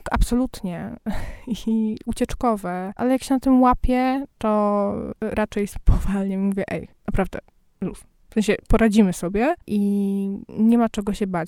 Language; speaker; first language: Polish; native; Polish